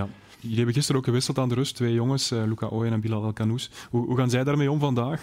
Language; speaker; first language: Dutch; native; Dutch